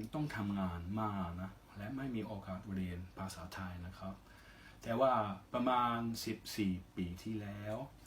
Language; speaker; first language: Thai; non-native, fluent; English